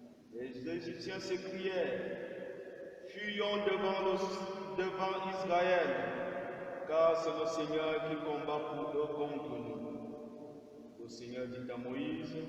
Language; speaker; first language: French; native; French